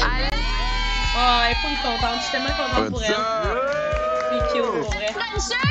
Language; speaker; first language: French; native; French